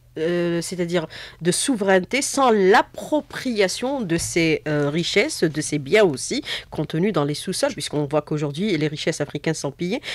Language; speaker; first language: French; non-native, local second language; Arabic